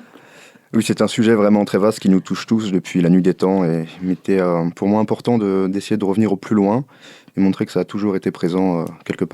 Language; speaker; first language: French; native; French